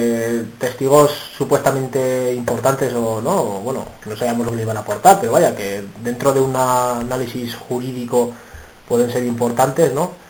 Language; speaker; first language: Spanish; native; Spanish